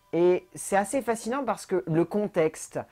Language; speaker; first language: French; native; French